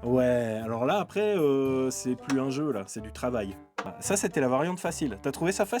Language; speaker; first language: French; native; French